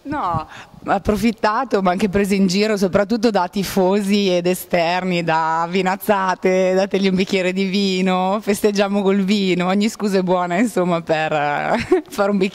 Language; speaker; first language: Italian; native; Italian